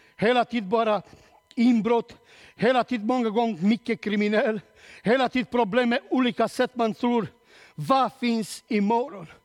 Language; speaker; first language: Swedish; non-native, learner; Romanian